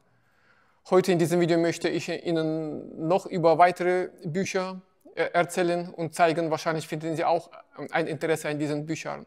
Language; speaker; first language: German; non-native, fluent; Russian